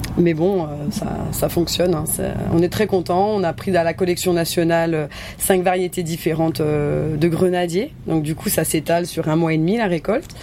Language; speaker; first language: French; native; French